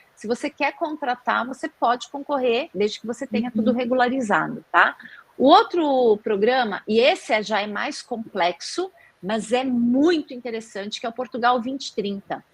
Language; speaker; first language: Portuguese; native; Portuguese